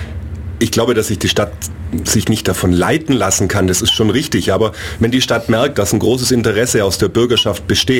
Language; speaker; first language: German; native; German